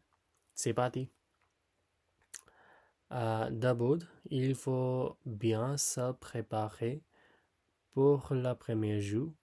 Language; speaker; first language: French; non-native, learner; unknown